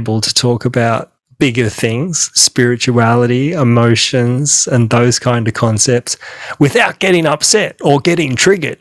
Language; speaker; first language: English; native; English